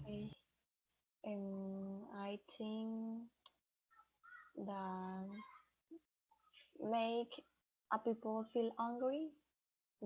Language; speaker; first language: English; non-native, learner; Spanish